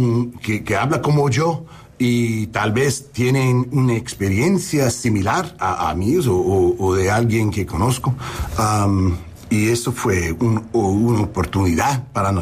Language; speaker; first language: Spanish; non-native, learner; English